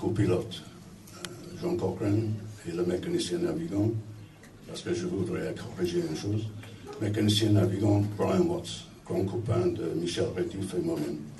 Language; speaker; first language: French; non-native, fluent; English